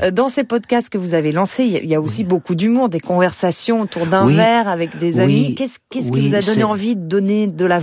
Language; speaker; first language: French; native; French